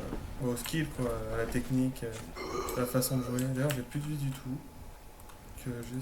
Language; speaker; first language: French; native; French